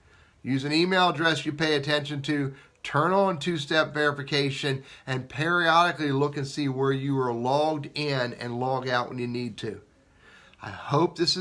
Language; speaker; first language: English; native; English